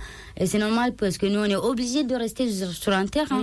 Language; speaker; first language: French; non-native, learner; Romanian